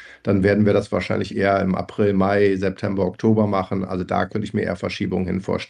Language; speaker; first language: German; native; German